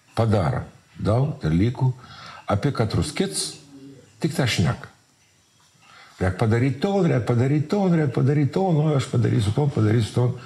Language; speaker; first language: Lithuanian; native; Lithuanian